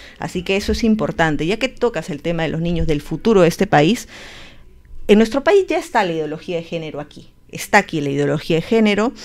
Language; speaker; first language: Spanish; native; Spanish